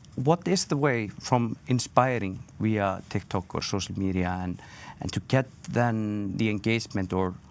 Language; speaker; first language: English; non-native, fluent; Icelandic